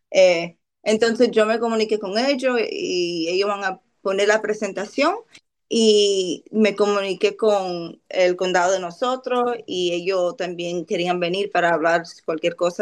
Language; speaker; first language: Spanish; early bilingual, other home language; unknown